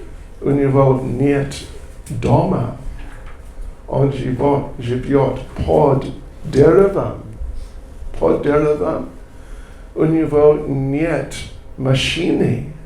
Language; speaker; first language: Russian; non-native, learner; English